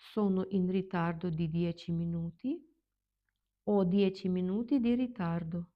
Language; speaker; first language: Italian; non-native, fluent; Ukrainian